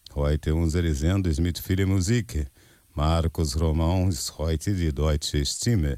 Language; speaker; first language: German; non-native, learner; Portuguese